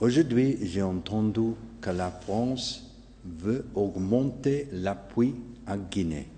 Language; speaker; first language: French; non-native, fluent; English